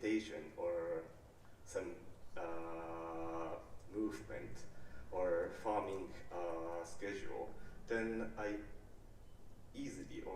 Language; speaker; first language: English; non-native, learner; Japanese